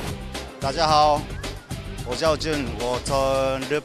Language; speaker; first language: Chinese; non-native, fluent; Japanese